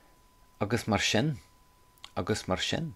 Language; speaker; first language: Irish; non-native, local second language; English